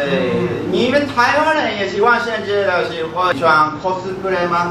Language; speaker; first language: Chinese; non-native, fluent; Japanese